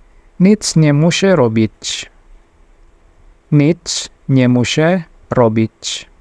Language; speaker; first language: Polish; non-native, fluent; Indonesian